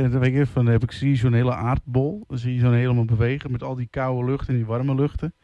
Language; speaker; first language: Dutch; native; Dutch